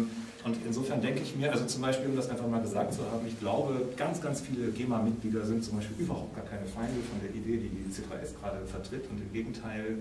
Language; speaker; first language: German; native; German